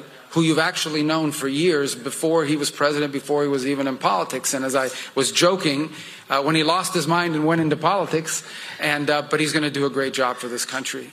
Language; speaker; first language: English; early bilingual, other home language; Spanish